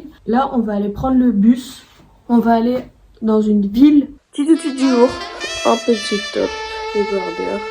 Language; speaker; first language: French; native; French